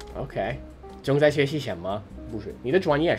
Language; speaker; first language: Chinese; non-native, fluent; English